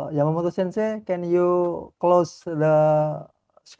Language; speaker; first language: English; non-native, learner; Indonesian